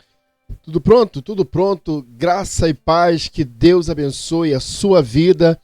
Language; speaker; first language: Portuguese; native; Portuguese